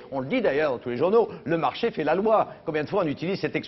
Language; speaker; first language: French; native; French